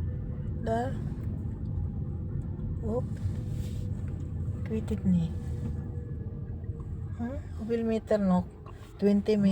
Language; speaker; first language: Dutch; non-native, learner; Filipino